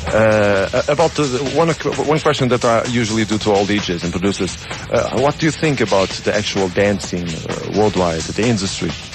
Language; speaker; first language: English; non-native, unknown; Portuguese